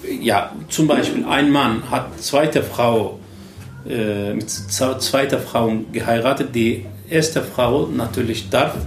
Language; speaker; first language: German; non-native, learner; Turkish